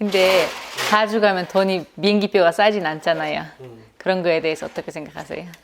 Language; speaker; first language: Korean; non-native, learner; Kazakh